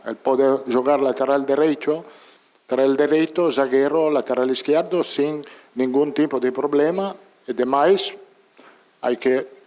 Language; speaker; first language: Spanish; non-native, fluent; Italian